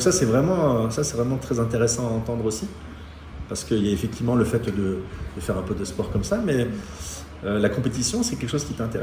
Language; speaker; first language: French; native; French